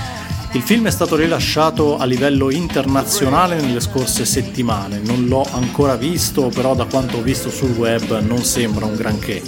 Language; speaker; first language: Italian; native; Italian